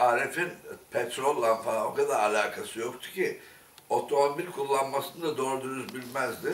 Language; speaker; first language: Turkish; native; Turkish